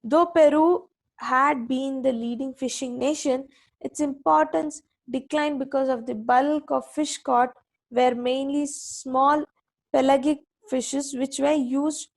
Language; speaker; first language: English; non-native, local second language; Kannada